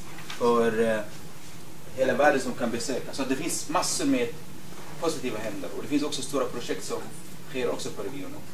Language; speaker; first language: Swedish; non-native, fluent; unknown